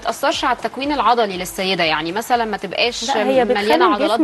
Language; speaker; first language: Arabic; native; Arabic